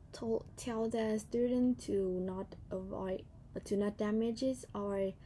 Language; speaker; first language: English; non-native, learner; Vietnamese